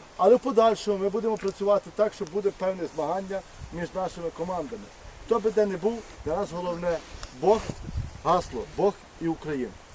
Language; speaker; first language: Ukrainian; native; Ukrainian